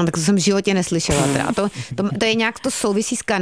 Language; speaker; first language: Czech; native; Czech